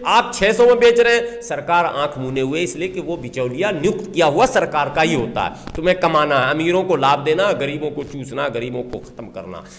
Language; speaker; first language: Hindi; native; Hindi